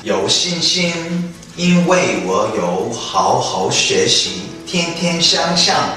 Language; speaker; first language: Chinese; non-native, learner; Korean